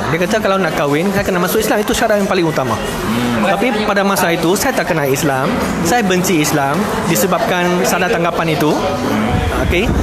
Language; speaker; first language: Malay; non-native, local second language; Chinese